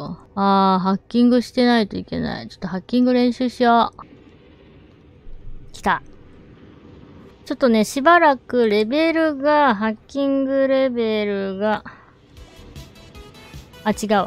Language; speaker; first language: Japanese; native; Japanese